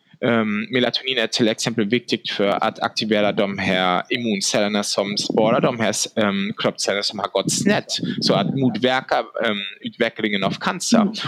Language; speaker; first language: Swedish; non-native, fluent; German